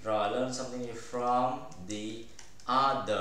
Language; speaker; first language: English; non-native, fluent; Vietnamese